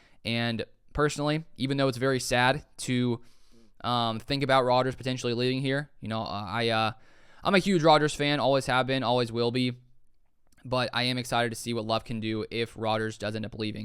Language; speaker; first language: English; native; English